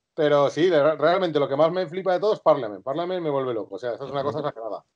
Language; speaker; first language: Spanish; native; Spanish